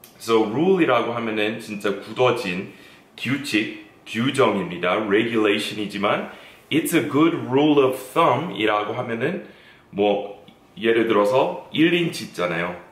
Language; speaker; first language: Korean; non-native, fluent; English